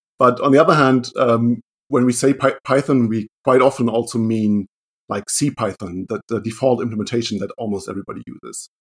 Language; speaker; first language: English; non-native, fluent; German